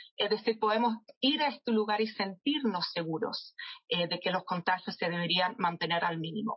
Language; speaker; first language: Spanish; non-native, fluent; English